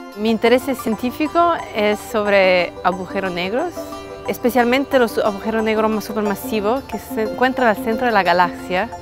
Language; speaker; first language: Spanish; non-native, fluent; Italian